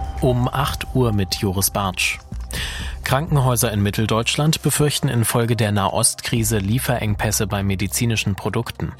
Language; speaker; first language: German; native; German